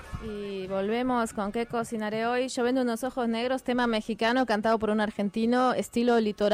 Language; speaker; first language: Spanish; native; Spanish